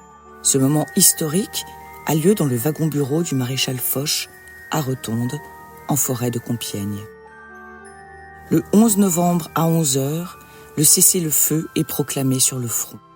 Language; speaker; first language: French; native; French